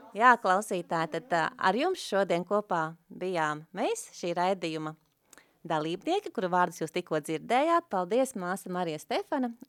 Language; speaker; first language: Latvian; native; Latvian